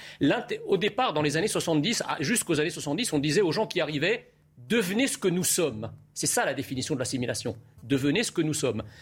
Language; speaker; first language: French; early bilingual, other home language; Arabic